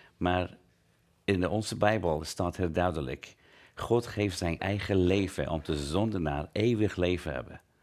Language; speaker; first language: Dutch; non-native, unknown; Persian